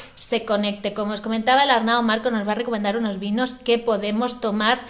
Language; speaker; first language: Spanish; non-native, local second language; Catalan